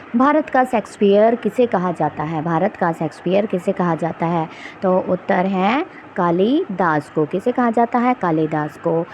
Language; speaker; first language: Hindi; native; Hindi